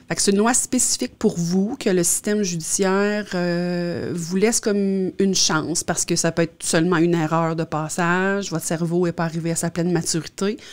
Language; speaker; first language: French; native; French